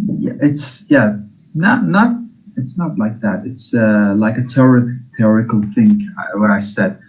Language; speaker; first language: English; non-native, fluent; Turkish